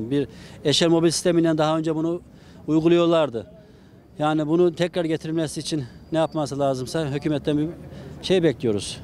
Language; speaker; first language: Turkish; native; Turkish